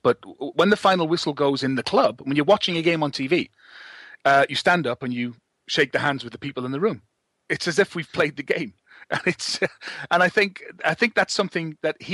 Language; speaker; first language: English; native; English